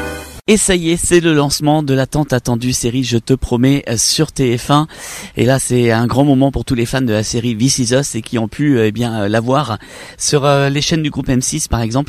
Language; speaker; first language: French; native; French